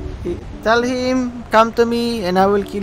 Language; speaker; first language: English; non-native, local second language; Filipino